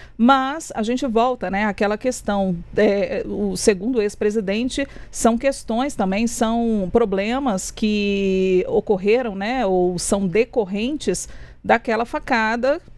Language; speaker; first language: Portuguese; native; Portuguese